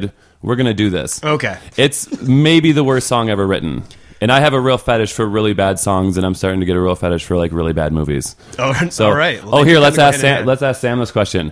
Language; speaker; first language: English; native; English